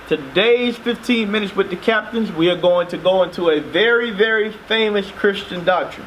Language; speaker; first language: English; native; English